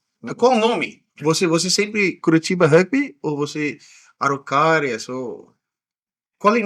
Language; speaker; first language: Portuguese; non-native, learner; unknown